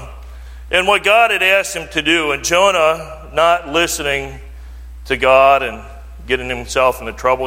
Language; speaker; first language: English; native; English